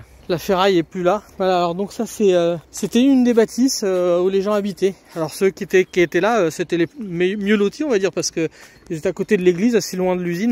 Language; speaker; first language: French; native; French